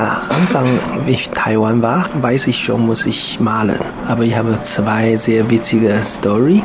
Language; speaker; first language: German; non-native, learner; Chinese